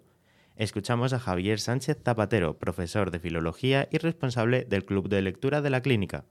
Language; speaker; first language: Spanish; native; Spanish